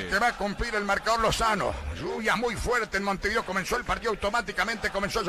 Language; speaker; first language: Spanish; native; Spanish